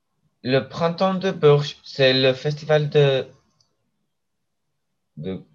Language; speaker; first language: French; non-native, learner; Spanish